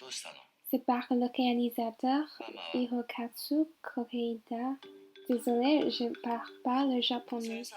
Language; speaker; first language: French; non-native, fluent; Chinese